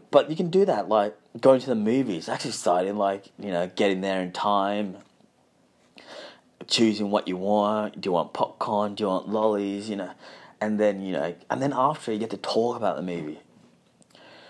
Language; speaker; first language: English; native; English